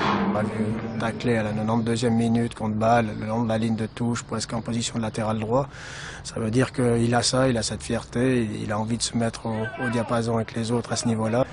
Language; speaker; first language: French; native; French